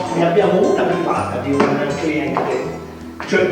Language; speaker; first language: Italian; native; Italian